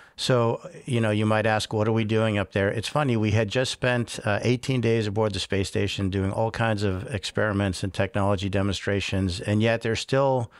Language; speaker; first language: English; early bilingual, other home language; Spanish